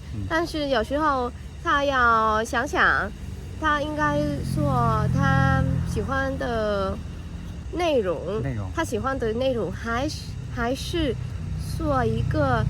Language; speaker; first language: Chinese; non-native, learner; Vietnamese